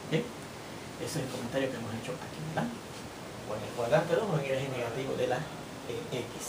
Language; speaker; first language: Spanish; native; Spanish